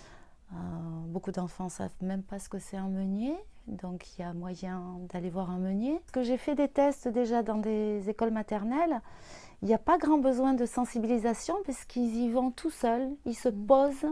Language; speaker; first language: French; native; French